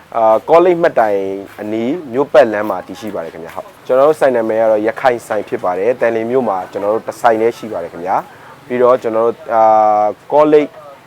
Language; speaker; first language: Burmese; native; Burmese